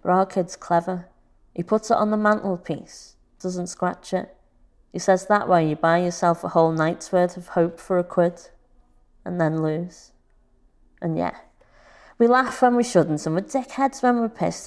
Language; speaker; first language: English; native; English